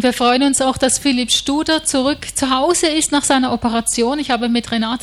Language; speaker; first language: German; native; German